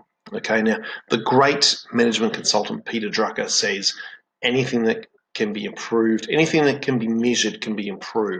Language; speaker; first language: English; native; English